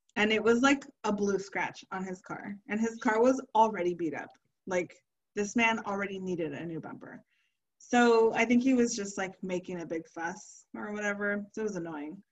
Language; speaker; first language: English; early bilingual, other home language; Spanish